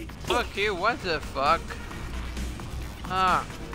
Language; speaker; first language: English; non-native, learner; French